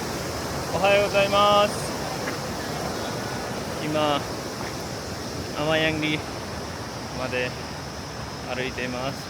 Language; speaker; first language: Japanese; non-native, learner; Nepali